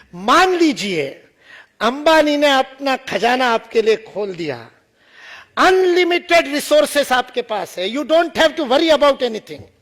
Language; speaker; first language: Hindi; non-native, local second language; Marathi